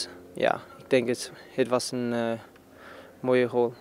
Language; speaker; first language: Dutch; non-native, learner; German